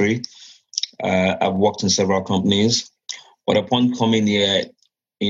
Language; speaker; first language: English; non-native, local second language; Yoruba